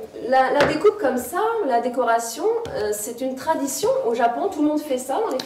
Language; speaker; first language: French; native; French